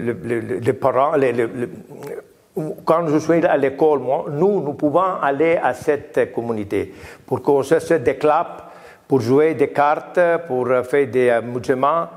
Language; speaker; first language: French; non-native, learner; Greek